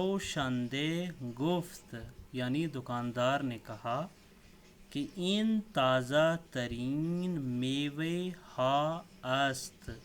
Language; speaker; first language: Persian; non-native, fluent; Urdu